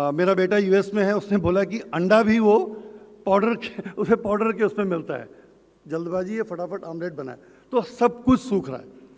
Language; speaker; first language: Hindi; native; Hindi